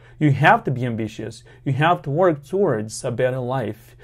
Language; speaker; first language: English; non-native, fluent; Portuguese